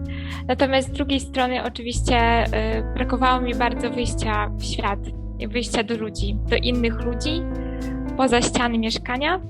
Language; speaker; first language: Polish; early bilingual, heritage; Polish